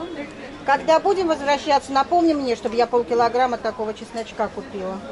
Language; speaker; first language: Russian; native; Russian